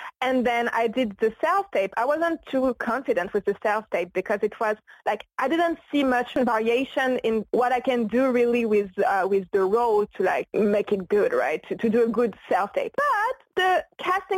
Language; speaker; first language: English; non-native, fluent; French